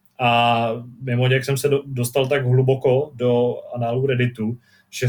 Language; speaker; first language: Czech; native; Czech